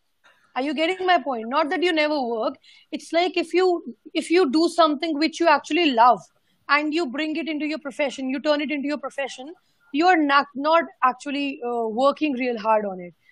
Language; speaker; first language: English; non-native, local second language; Hindi